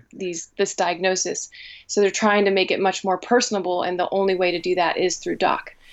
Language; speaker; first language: English; native; English